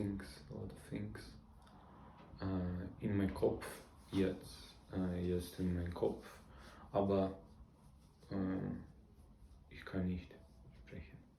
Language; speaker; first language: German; non-native, learner; Russian